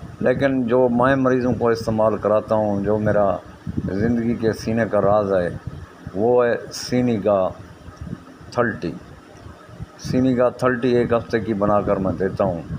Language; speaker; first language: Urdu; non-native, local second language; Saraiki